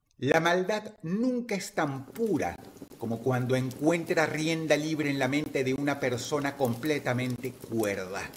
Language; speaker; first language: Spanish; native; Spanish